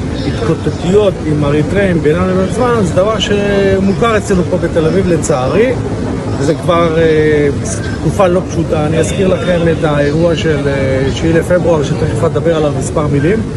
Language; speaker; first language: Hebrew; native; Hebrew